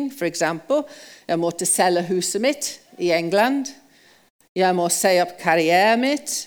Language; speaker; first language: Norwegian; non-native, fluent; English